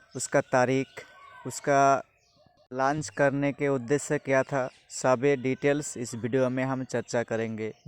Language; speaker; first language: Hindi; non-native, local second language; Bangla